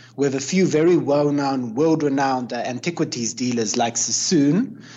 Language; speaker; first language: English; native; English